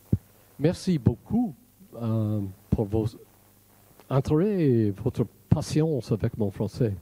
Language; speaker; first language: French; non-native, fluent; English